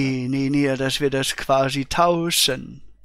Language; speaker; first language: German; native; German